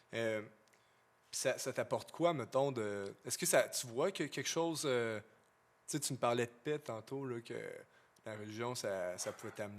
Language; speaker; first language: French; native; French